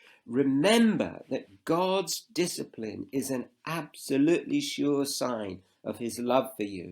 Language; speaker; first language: English; native; English